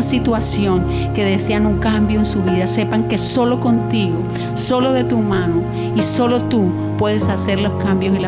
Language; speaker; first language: Spanish; native; Spanish